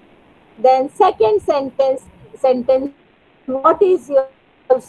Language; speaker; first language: English; non-native, learner; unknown